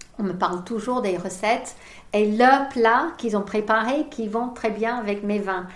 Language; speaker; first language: French; non-native, fluent; English